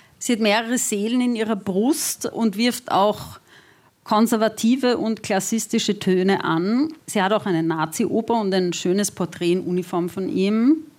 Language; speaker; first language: German; native; German